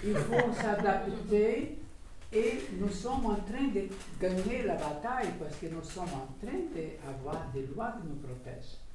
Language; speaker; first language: French; non-native, fluent; Portuguese